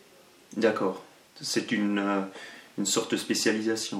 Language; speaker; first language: French; non-native, local second language; German